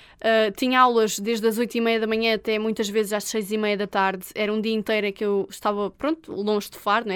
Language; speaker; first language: Portuguese; native; Portuguese